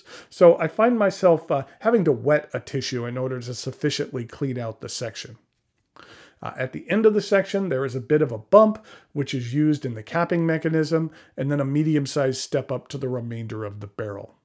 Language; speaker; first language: English; native; English